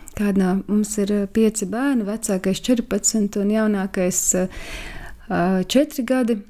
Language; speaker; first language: Latvian; native; Latvian